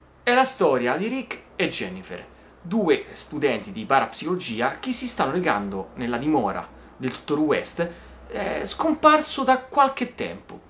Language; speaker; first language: Italian; native; Italian